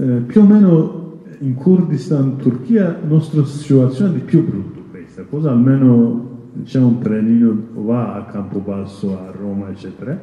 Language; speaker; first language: Italian; non-native, learner; Kurdish